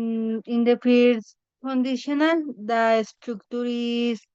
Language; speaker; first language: English; non-native, learner; Spanish